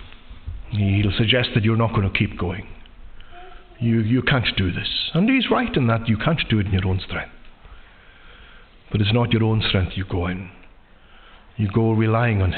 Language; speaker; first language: English; native; English